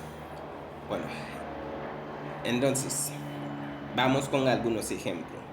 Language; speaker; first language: Spanish; non-native, fluent; Haitian Creole